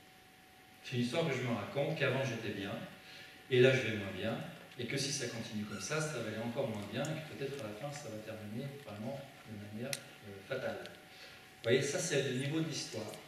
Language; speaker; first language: French; native; French